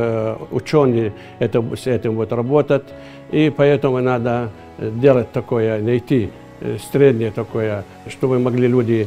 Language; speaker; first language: Russian; non-native, fluent; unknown